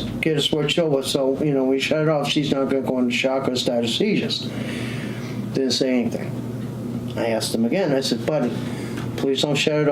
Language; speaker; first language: English; native; English